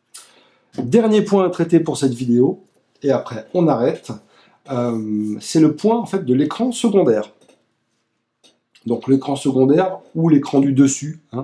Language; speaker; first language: French; native; French